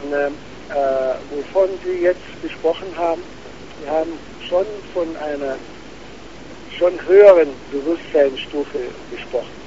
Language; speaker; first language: German; non-native, fluent; Arabic